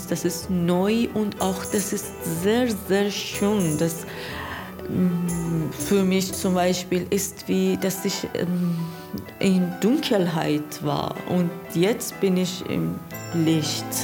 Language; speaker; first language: German; non-native, learner; Persian